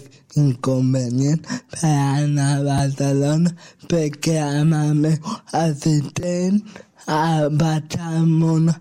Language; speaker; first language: Catalan; non-native, local second language; Spanish